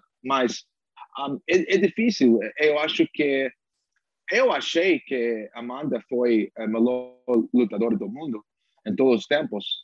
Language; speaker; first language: Portuguese; non-native, learner; English